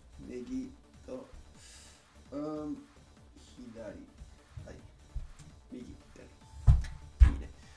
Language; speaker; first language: Japanese; non-native, learner; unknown